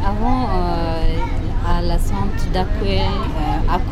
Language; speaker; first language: French; non-native, learner; Tibetan